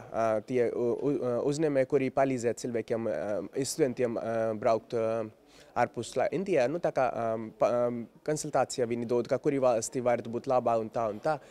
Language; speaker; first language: Latvian; non-native, fluent; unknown